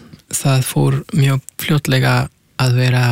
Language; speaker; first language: Icelandic; non-native, fluent; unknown